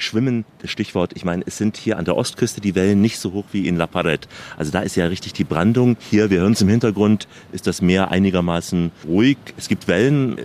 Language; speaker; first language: German; native; German